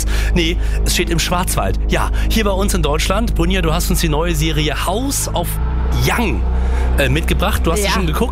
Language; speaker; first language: German; native; German